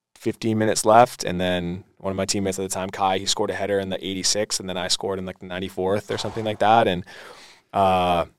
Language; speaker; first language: English; native; English